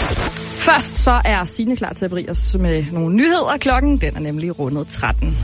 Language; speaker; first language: Danish; native; Danish